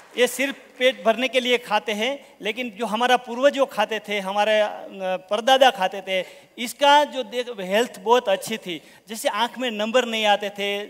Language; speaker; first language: Hindi; non-native, local second language; Gujarati